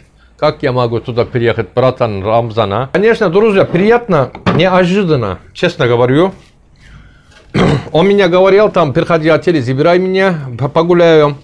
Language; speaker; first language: Russian; non-native, learner; Turkish